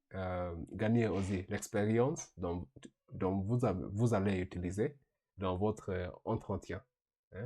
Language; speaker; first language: French; non-native, learner; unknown